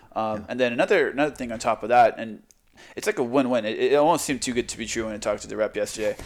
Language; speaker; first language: English; non-native, fluent; Croatian